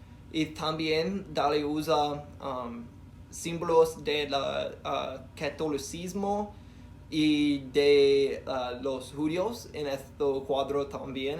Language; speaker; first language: Spanish; non-native, learner; English